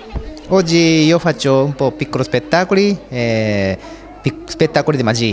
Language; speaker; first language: Italian; non-native, learner; Japanese